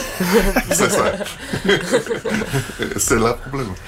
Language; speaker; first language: French; non-native, learner; German